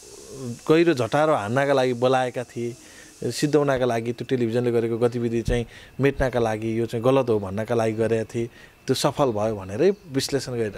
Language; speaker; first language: Nepali; native; Nepali